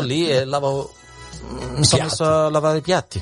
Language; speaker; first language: Italian; early bilingual, heritage; Italian